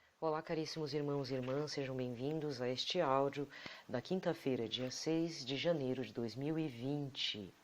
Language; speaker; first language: Portuguese; native; Portuguese